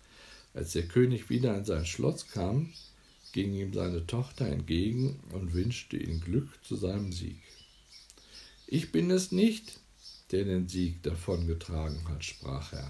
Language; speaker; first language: German; native; German